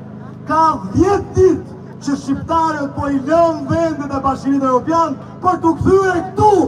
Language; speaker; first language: Albanian; native; Albanian